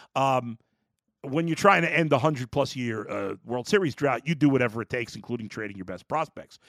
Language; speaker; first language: English; native; English